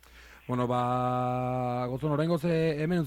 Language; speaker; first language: Basque; native; Basque